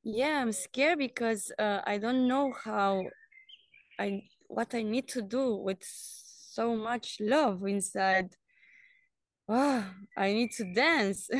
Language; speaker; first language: English; non-native, learner; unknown